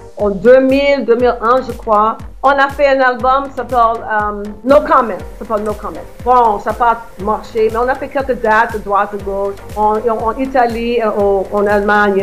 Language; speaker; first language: French; non-native, fluent; English